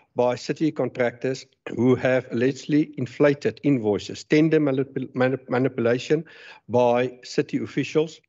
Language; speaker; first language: English; non-native, local second language; Afrikaans